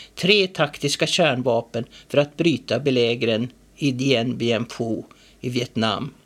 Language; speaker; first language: Swedish; native; Swedish